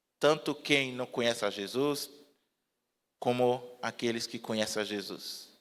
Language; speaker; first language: Portuguese; non-native, fluent; Haitian Creole